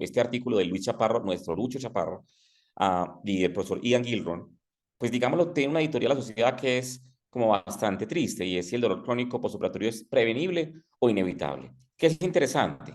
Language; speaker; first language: Spanish; native; Spanish